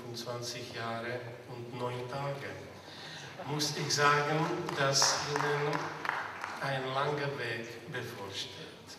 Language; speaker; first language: German; non-native, fluent; Czech